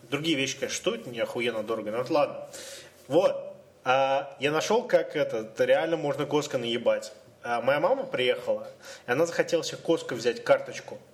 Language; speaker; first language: Russian; native; Russian